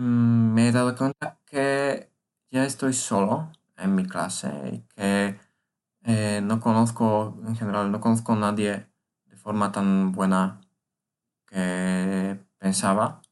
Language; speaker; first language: Spanish; non-native, learner; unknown